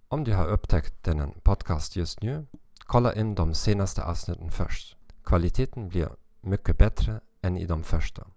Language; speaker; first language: Swedish; non-native, learner; German